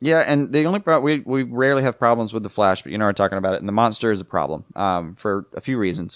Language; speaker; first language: English; native; English